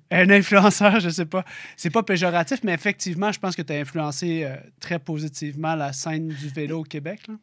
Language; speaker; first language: French; native; French